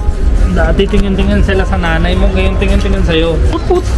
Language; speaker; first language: Filipino; non-native, learner; Hindi